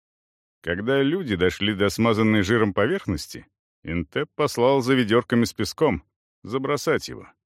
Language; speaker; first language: Russian; native; Russian